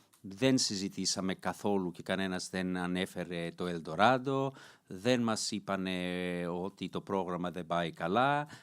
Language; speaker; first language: Greek; early bilingual, heritage; Greek